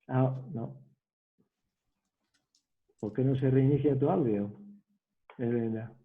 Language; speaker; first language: Spanish; native; Spanish